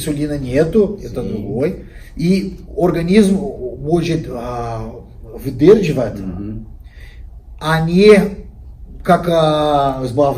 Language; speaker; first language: Russian; non-native, learner; Portuguese